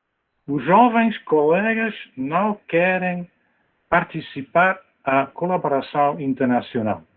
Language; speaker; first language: Portuguese; non-native, fluent; Dutch